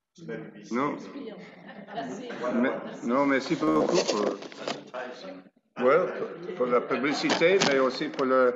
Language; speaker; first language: French; non-native, fluent; English